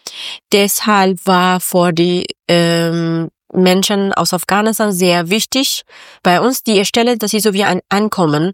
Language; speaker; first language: German; non-native, learner; Persian